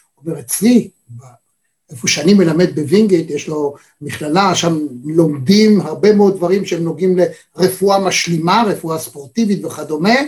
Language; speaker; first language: Hebrew; native; Hebrew